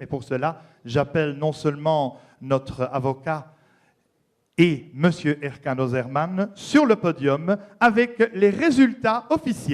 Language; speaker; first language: French; native; French